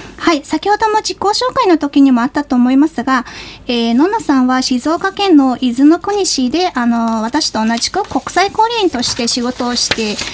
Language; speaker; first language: Japanese; non-native, fluent; Mongolian